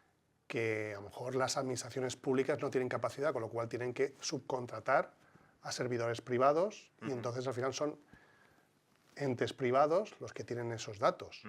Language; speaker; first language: Spanish; native; Spanish